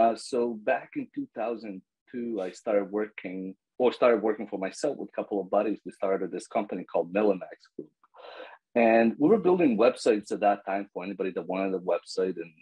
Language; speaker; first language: English; non-native, fluent; Bosnian